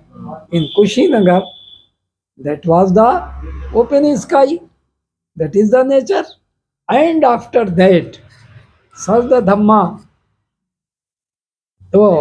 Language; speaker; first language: English; non-native, local second language; Hindi